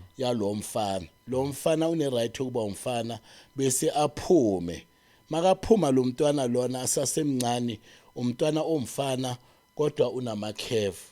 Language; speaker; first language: Zulu; native; Zulu